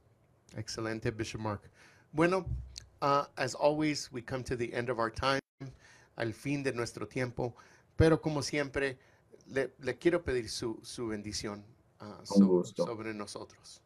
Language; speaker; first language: Spanish; early bilingual, heritage; English